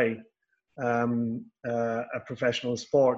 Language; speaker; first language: English; native; English